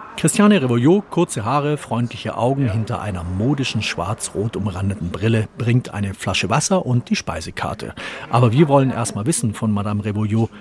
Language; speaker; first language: German; native; German